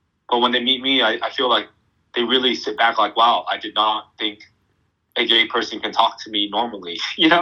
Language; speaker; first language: English; early bilingual, other home language; Vietnamese